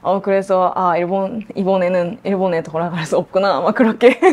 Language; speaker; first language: Korean; non-native, fluent; Japanese